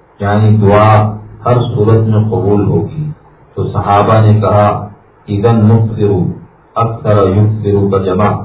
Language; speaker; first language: Urdu; native; Urdu